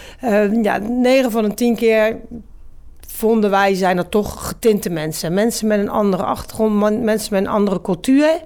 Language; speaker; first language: Dutch; native; Dutch